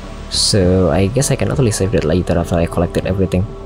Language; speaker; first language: English; non-native, fluent; Indonesian